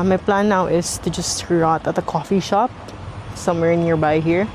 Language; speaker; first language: English; non-native, local second language; Filipino